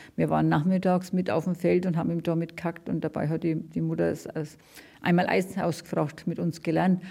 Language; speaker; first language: German; native; German